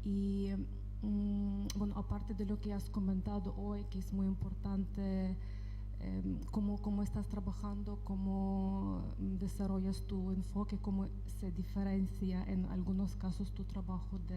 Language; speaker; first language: Spanish; non-native, fluent; Ukrainian